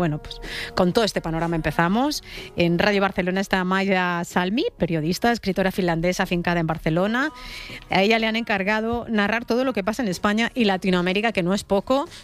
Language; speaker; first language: Spanish; native; Spanish